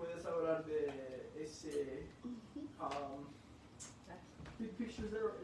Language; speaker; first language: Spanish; early bilingual, heritage; English